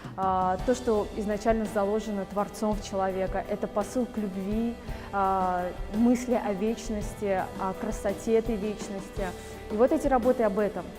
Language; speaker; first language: Russian; native; Russian